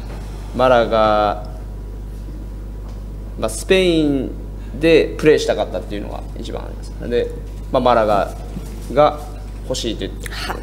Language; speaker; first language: Japanese; native; Japanese